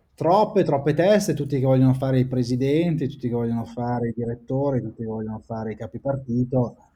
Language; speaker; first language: Italian; native; Italian